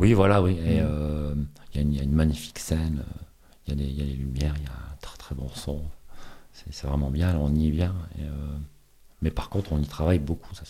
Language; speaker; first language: French; native; French